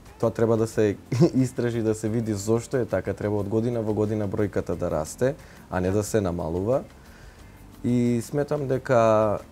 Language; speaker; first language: Macedonian; non-native, local second language; Turkish